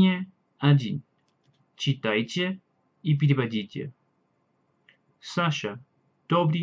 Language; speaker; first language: Russian; non-native, learner; English